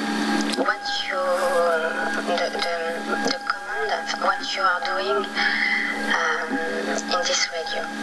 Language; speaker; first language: English; non-native, fluent; French